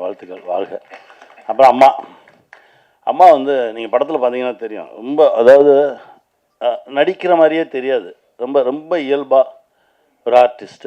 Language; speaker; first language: Tamil; native; Tamil